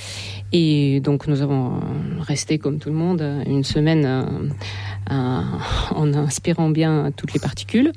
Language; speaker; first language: French; non-native, fluent; Ukrainian